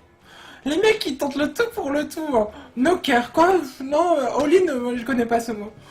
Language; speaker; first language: French; native; French